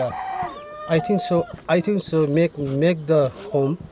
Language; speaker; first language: English; non-native, learner; Nepali